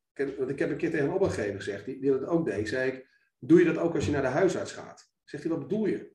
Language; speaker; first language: Dutch; native; Dutch